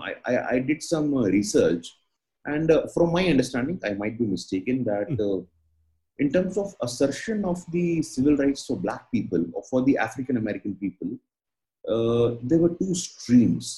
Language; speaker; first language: English; non-native, local second language; Hindi